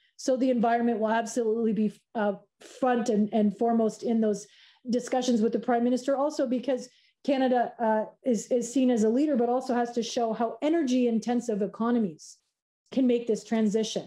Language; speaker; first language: English; native; English